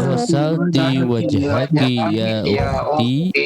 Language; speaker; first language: Arabic; non-native, learner; Indonesian